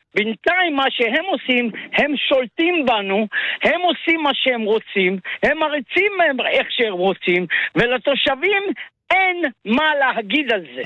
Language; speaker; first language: Hebrew; non-native, local second language; Arabic